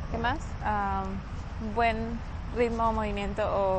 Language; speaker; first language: Spanish; native; Spanish